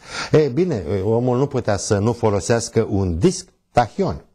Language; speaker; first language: Romanian; native; Romanian